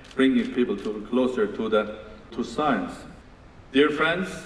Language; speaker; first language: English; non-native, fluent; Armenian